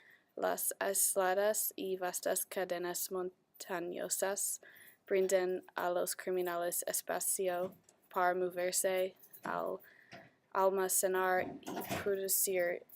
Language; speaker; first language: Spanish; non-native, learner; English